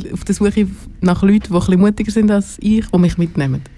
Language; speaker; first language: German; native; German